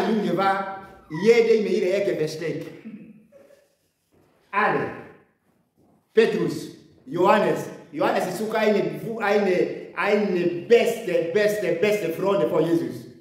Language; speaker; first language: German; non-native, learner; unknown